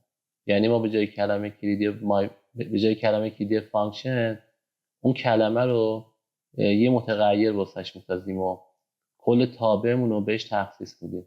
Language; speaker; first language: Persian; native; Persian